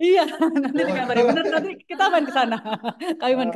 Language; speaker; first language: Indonesian; native; Indonesian